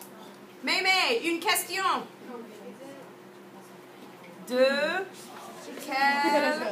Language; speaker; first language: French; non-native, fluent; English